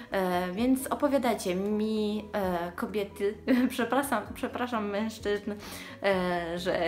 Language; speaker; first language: Polish; early bilingual, heritage; Polish